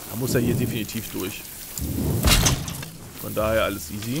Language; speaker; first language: German; native; German